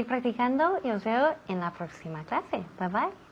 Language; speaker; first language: Spanish; non-native, fluent; English